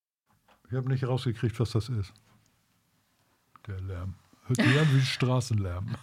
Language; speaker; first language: German; native; German